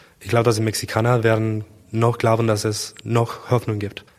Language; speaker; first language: German; non-native, learner; Spanish